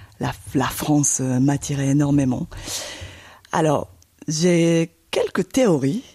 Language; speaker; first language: French; non-native, fluent; Japanese